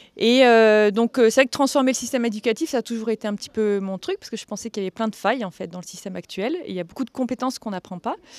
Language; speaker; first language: French; native; French